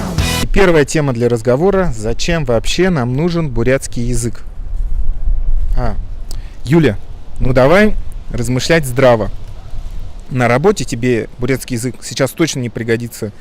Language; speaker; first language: Russian; native; Russian